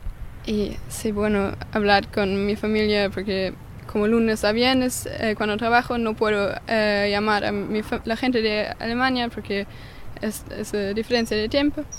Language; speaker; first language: Spanish; non-native, fluent; German